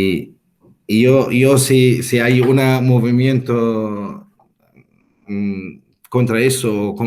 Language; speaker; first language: Spanish; non-native, fluent; Arabic